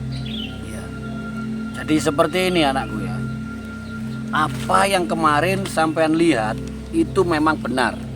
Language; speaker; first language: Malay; non-native, local second language; Javanese